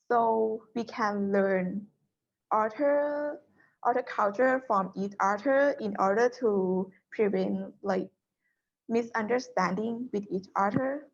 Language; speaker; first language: English; non-native, learner; Thai